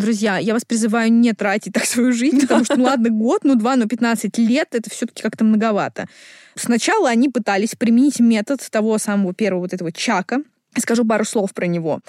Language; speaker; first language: Russian; native; Russian